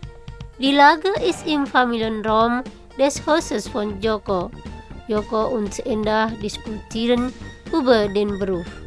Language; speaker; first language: German; non-native, fluent; Indonesian